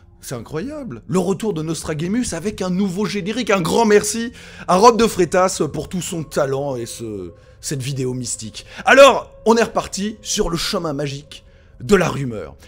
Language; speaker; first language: French; native; French